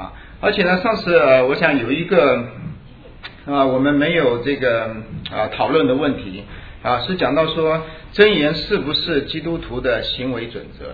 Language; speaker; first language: Chinese; native; Chinese